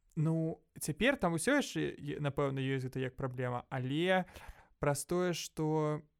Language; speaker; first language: Belarusian; non-native, local second language; Russian